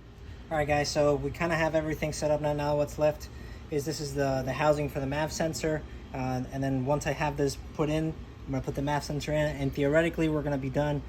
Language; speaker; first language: English; native; English